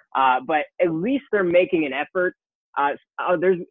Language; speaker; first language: English; native; English